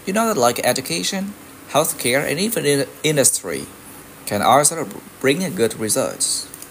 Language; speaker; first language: English; non-native, fluent; Vietnamese